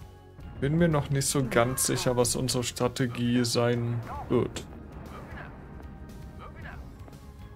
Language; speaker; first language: German; native; German